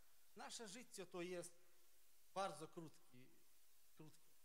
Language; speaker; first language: Polish; non-native, learner; Ukrainian